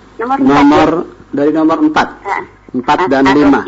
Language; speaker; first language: Indonesian; native; Indonesian